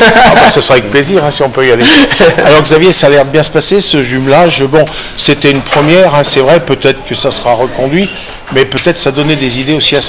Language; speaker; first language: French; native; French